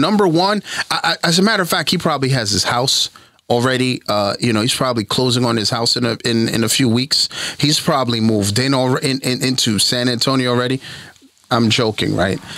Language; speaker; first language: English; native; English